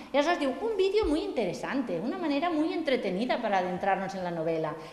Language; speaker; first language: Spanish; non-native, local second language; Catalan